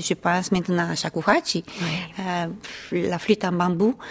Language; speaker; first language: French; non-native, fluent; Romanian